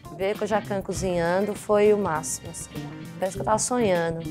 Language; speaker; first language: Portuguese; native; Portuguese